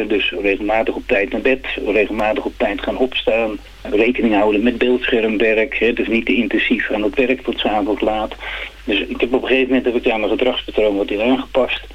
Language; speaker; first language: Dutch; native; Dutch